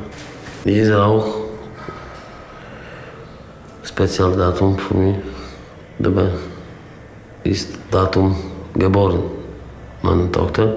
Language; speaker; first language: German; non-native, learner; Polish